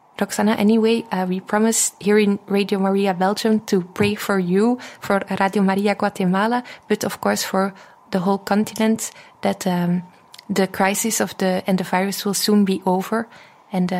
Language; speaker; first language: English; non-native, fluent; Dutch